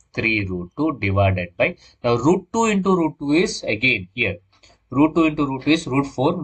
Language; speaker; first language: English; non-native, local second language; Kannada